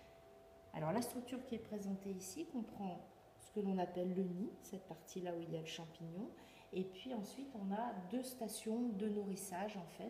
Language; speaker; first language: French; native; French